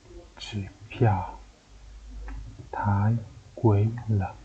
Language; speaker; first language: Chinese; non-native, learner; Mongolian